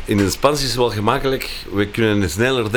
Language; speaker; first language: Dutch; non-native, fluent; Spanish